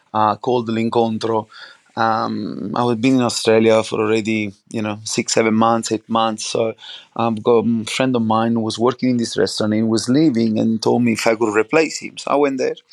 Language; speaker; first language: English; non-native, fluent; Italian